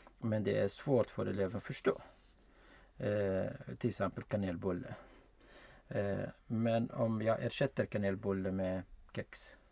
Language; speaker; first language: Swedish; non-native, fluent; Arabic